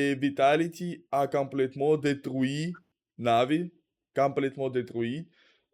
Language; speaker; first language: French; non-native, learner; Russian